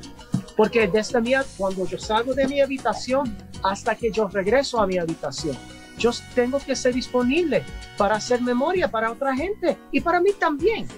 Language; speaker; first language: Spanish; early bilingual, heritage; English